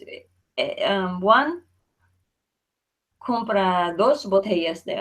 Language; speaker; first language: Spanish; non-native, fluent; English